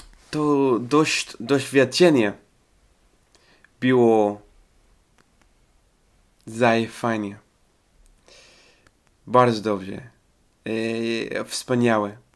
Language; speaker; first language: Polish; non-native, learner; English